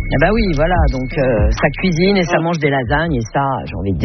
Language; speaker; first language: French; native; French